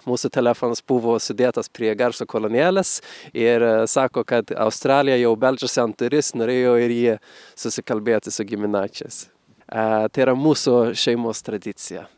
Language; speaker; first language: Lithuanian; non-native, fluent; Swedish